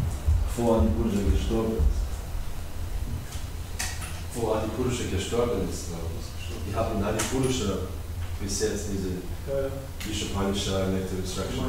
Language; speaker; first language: German; non-native, learner; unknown